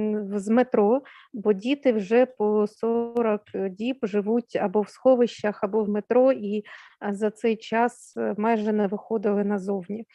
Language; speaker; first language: Ukrainian; native; Ukrainian